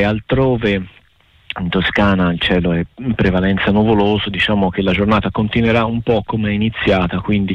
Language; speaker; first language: Italian; native; Italian